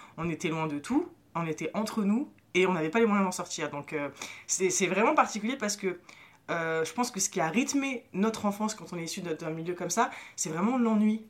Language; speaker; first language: French; early bilingual, other home language; Arabic